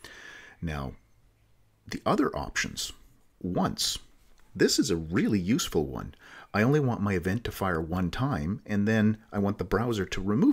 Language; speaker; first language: English; native; English